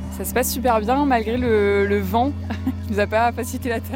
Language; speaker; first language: French; native; French